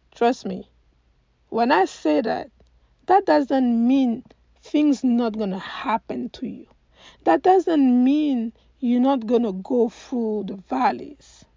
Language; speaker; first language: English; non-native, fluent; French